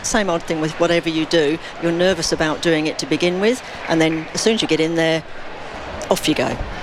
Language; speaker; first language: English; native; English